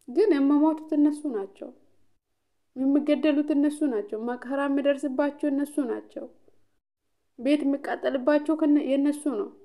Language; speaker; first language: Amharic; non-native, local second language; Oromo